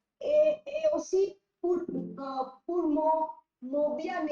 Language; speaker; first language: French; non-native, learner; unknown